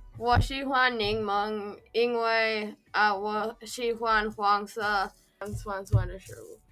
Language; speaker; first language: Chinese; non-native, learner; English